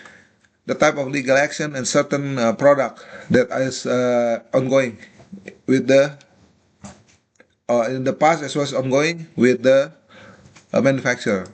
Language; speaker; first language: English; non-native, fluent; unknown